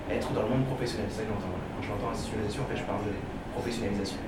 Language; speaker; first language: French; native; French